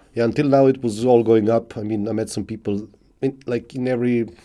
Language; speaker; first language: English; non-native, fluent; Serbian